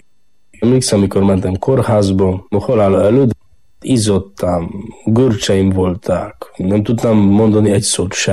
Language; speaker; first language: Hungarian; non-native, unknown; Polish